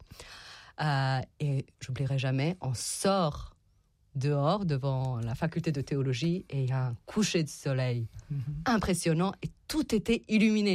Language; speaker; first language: French; non-native, fluent; Serbian